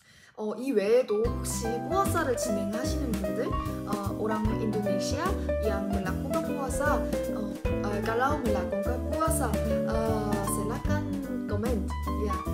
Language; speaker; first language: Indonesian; non-native, learner; Korean